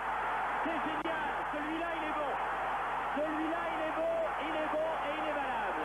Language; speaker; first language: French; native; French